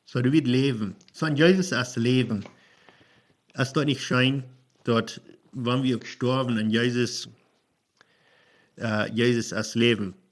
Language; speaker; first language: German; non-native, learner; Plautdietsch